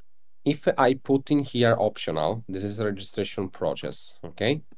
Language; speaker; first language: English; non-native, learner; Italian